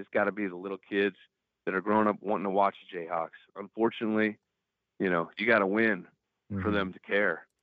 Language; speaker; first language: English; native; English